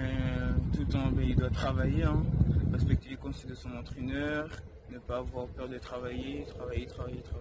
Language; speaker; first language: French; native; French